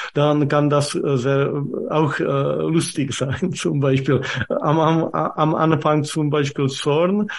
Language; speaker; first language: German; non-native, fluent; Czech